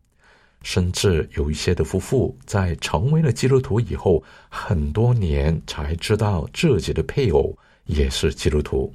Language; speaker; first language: Chinese; non-native, local second language; Cantonese